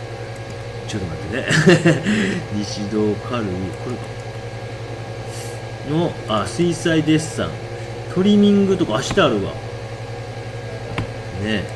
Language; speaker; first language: Japanese; native; Japanese